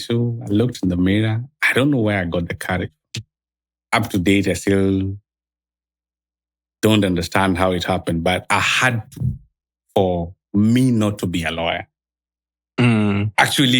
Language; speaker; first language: English; non-native, local second language; Swahili